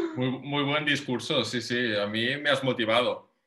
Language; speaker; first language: Spanish; non-native, local second language; Catalan